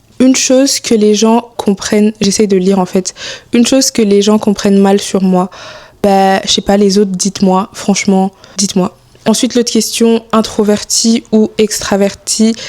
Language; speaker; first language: French; early bilingual, other home language; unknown